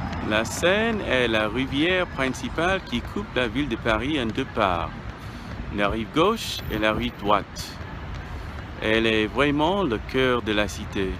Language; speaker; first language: French; non-native, learner; English